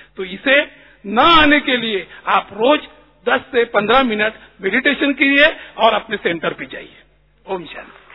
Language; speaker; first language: Hindi; native; Hindi